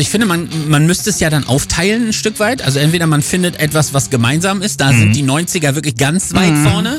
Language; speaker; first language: German; native; German